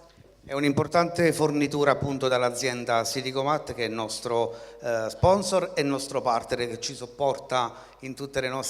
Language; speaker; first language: Italian; native; Italian